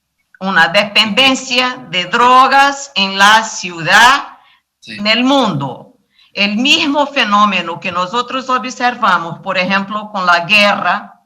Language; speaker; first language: Spanish; non-native, learner; Portuguese